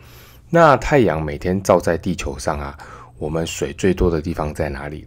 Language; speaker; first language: Chinese; native; Chinese